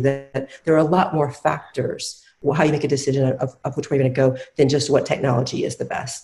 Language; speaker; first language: English; native; English